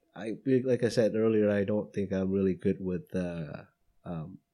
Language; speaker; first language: English; non-native, fluent; Indonesian